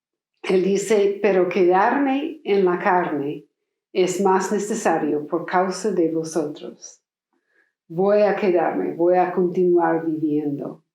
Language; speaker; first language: Spanish; non-native, fluent; English